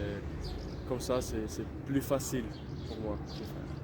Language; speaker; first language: French; non-native, local second language; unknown